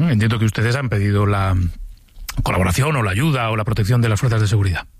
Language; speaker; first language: Spanish; native; Spanish